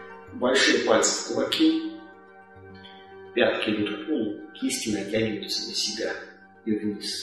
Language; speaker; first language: Russian; native; Russian